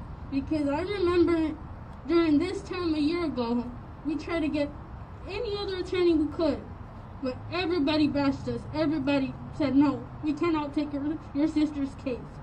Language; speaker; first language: English; early bilingual, other home language; Spanish